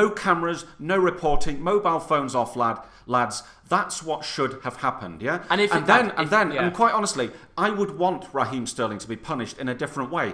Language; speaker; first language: English; native; English